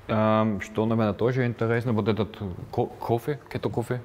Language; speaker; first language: Russian; non-native, fluent; German